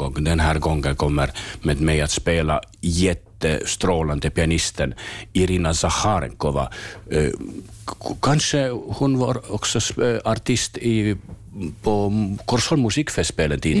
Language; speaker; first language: Swedish; non-native, learner; Finnish